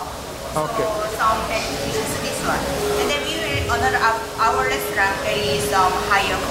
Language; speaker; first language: English; non-native, learner; Korean